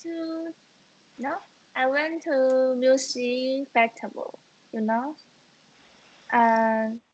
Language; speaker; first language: English; non-native, learner; Chinese